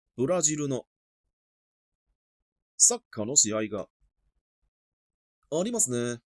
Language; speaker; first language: Japanese; non-native, fluent; Cantonese